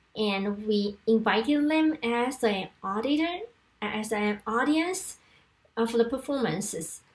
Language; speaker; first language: English; non-native, fluent; Chinese